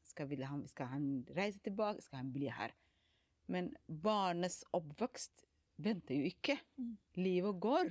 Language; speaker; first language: Norwegian; non-native, fluent; Somali